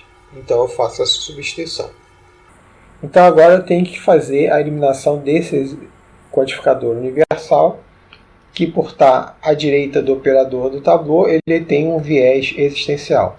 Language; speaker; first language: Portuguese; native; Portuguese